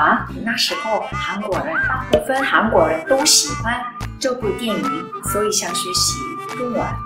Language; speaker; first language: Chinese; non-native, learner; Korean